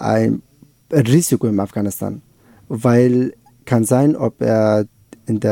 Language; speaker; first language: German; non-native, learner; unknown